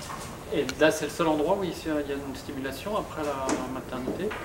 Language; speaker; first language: French; native; French